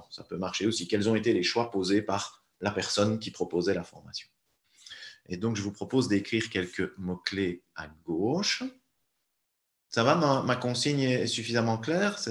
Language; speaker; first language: French; native; French